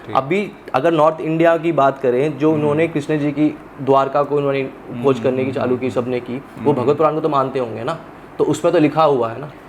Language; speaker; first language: Hindi; non-native, local second language; Tamil